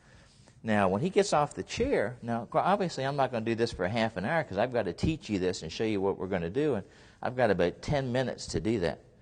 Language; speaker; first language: English; native; English